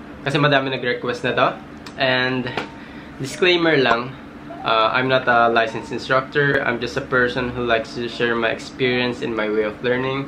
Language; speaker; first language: English; non-native, fluent; Filipino